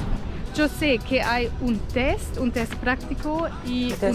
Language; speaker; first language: Spanish; non-native, fluent; German